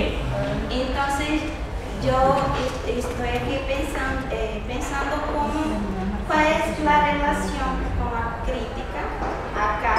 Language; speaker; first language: Spanish; non-native, learner; Portuguese